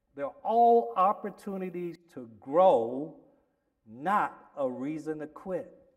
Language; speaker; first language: English; native; English